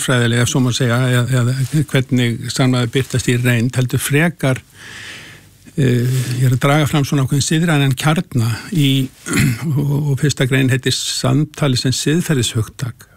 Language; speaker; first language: Icelandic; native; Icelandic